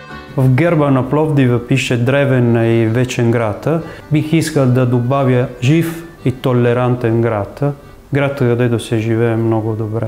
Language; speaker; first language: Bulgarian; non-native, fluent; Italian